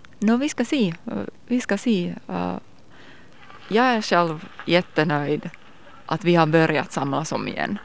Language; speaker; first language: Swedish; non-native, local second language; Finnish